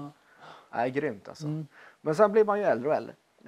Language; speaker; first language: Swedish; native; Swedish